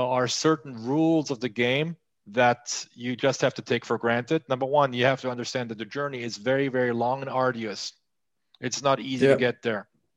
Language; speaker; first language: English; non-native, fluent; Swiss German